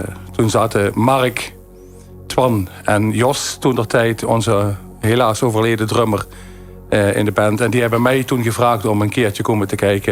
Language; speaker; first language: Dutch; native; Dutch